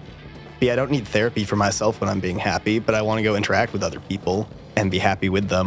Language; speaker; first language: English; native; English